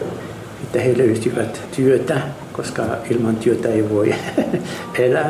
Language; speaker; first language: Finnish; non-native, learner; Arabic